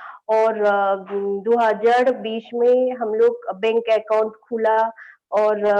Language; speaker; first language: Hindi; non-native, local second language; Bangla